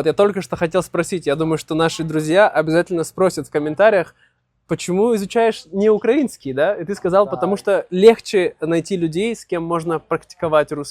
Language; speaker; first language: Russian; native; Russian